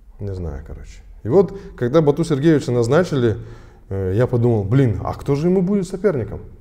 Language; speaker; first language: Russian; native; Russian